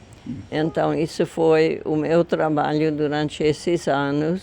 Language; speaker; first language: Portuguese; non-native, fluent; English